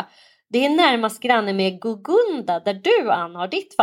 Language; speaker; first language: Swedish; native; Swedish